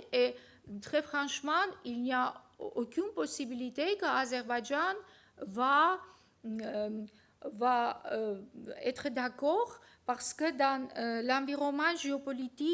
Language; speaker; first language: French; non-native, fluent; Armenian